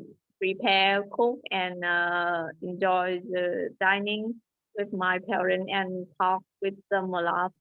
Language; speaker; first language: English; non-native, learner; Vietnamese